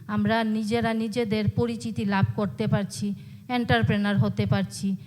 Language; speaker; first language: Bangla; native; Bangla